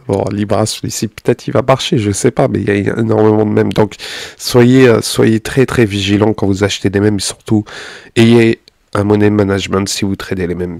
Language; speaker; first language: French; native; French